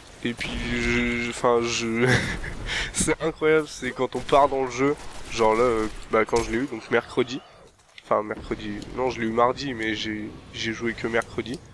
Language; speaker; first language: French; native; French